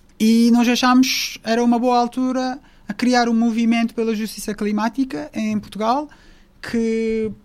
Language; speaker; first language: Portuguese; non-native, fluent; Turkish